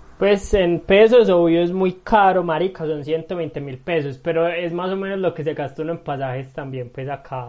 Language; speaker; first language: Spanish; native; Spanish